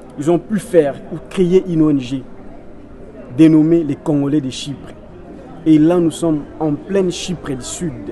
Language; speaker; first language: French; non-native, local second language; Lingala